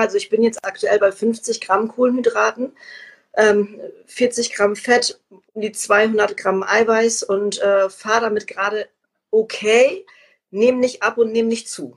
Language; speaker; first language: German; native; German